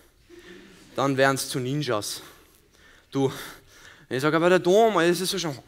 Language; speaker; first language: German; native; German